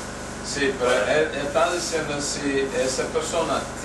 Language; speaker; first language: Spanish; non-native, learner; Yoruba